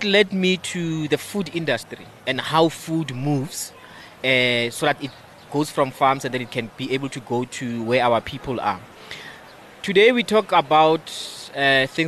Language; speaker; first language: English; non-native, local second language; Northern Sotho